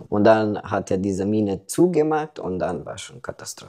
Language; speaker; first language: German; non-native, learner; Romanian